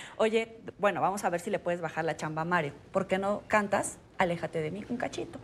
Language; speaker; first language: Spanish; native; Spanish